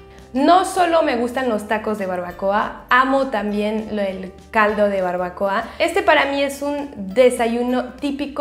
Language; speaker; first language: Spanish; non-native, fluent; French